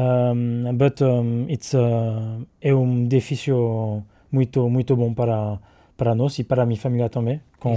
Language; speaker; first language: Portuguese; non-native, learner; French